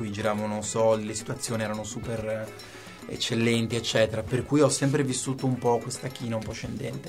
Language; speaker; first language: Italian; native; Italian